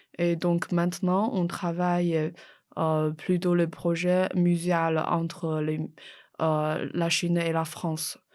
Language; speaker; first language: French; non-native, fluent; Chinese